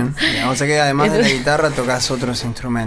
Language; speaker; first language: Spanish; native; Spanish